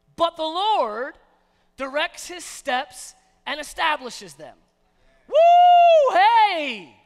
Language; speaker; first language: English; native; English